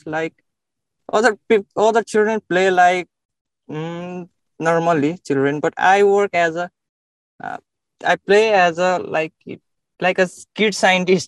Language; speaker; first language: English; non-native, local second language; Nepali